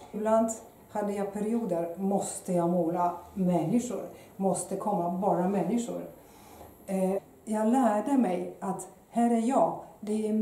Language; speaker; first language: Swedish; non-native, fluent; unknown